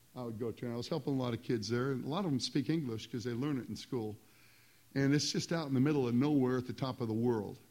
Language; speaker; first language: English; native; English